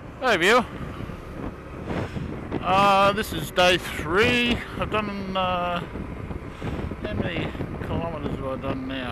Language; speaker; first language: English; native; English